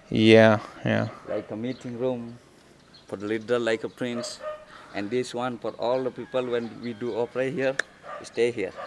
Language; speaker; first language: English; non-native, learner; Indonesian